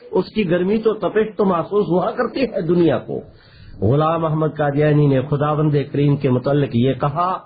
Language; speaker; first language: Urdu; non-native, local second language; Saraiki